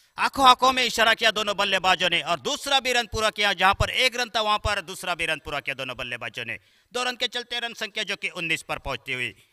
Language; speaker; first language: Hindi; non-native, local second language; Marathi